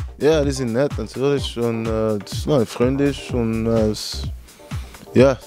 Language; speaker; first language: German; non-native, learner; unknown